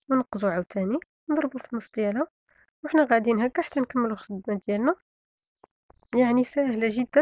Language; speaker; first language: Arabic; native; Arabic